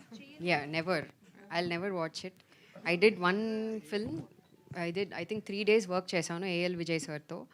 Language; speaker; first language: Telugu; non-native, fluent; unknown